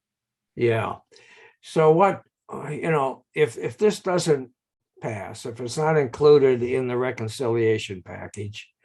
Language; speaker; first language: English; native; English